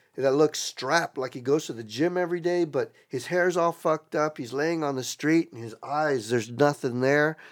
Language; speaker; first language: English; native; English